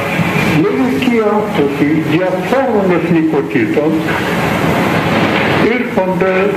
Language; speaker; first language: Greek; non-native, fluent; Russian